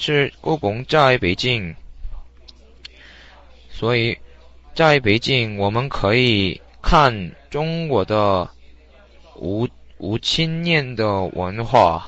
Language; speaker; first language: Chinese; non-native, learner; Korean